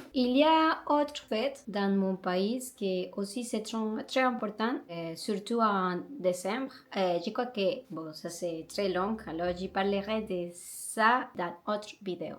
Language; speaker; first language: French; non-native, learner; Spanish